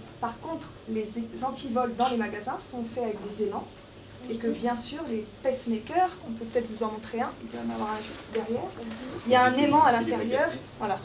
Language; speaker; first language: French; native; French